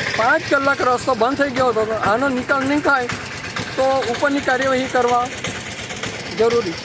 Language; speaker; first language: Gujarati; non-native, local second language; Gamit